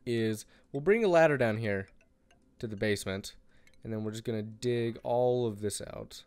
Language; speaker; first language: English; native; English